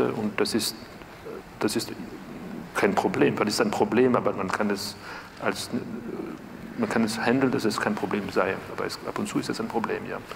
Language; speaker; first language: German; non-native, fluent; French